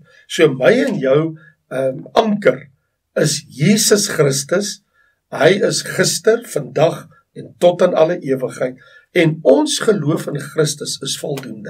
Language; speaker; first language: Afrikaans; native; Afrikaans